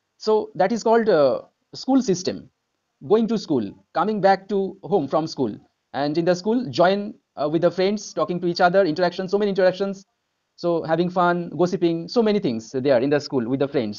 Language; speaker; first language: English; non-native, local second language; Bangla